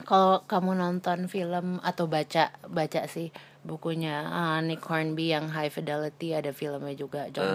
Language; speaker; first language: Indonesian; native; Indonesian